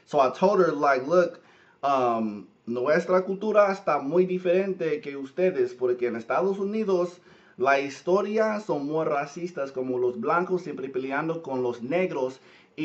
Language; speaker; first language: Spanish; non-native, learner; English